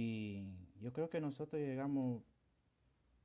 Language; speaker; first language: Spanish; non-native, local second language; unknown